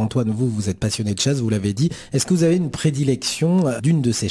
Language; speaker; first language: French; native; French